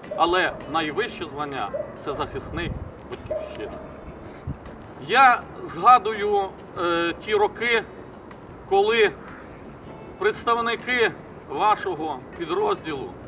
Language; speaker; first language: Ukrainian; native; Ukrainian